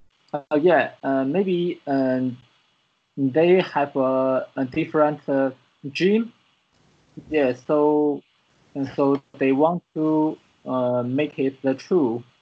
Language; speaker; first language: English; non-native, learner; Chinese